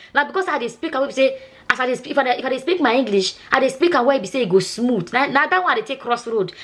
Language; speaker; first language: Nigerian Pidgin; non-native, local second language; Igbo